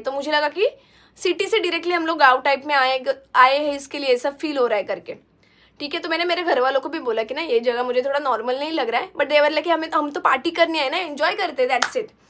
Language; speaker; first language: Hindi; non-native, local second language; Marathi